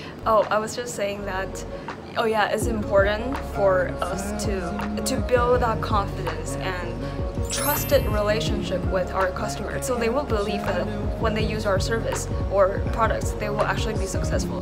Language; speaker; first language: English; early bilingual, other home language; Chinese